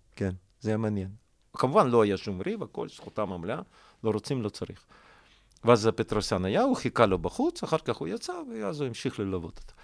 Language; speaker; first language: Hebrew; non-native, fluent; Russian